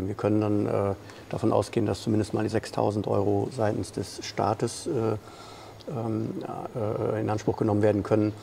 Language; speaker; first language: German; native; German